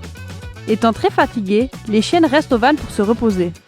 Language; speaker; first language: French; native; French